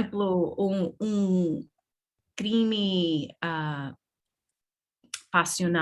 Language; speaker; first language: Portuguese; non-native, learner; English